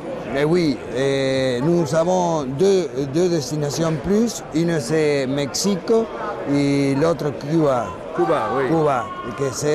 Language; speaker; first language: French; non-native, learner; Spanish